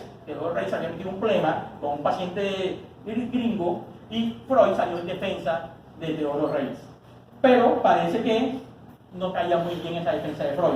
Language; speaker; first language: Spanish; native; Spanish